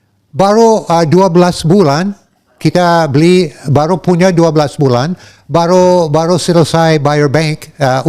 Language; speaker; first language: Indonesian; non-native, learner; English